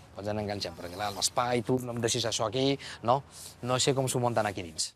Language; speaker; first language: Catalan; early bilingual, other home language; Berber languages